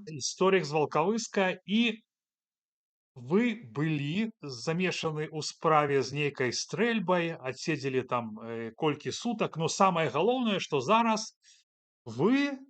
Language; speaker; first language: Belarusian; non-native, local second language; Russian